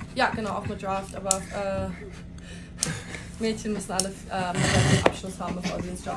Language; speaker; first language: German; native; German